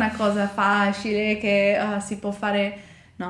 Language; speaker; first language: Italian; non-native, learner; English